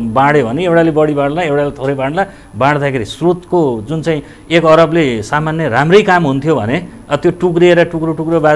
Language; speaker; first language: Nepali; native; Nepali